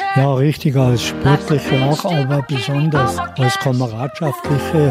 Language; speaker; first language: German; native; German